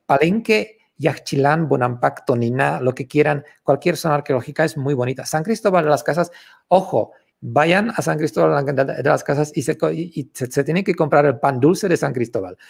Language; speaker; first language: Spanish; non-native, fluent; Czech